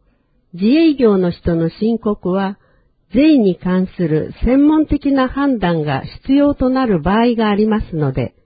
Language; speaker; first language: Japanese; native; Japanese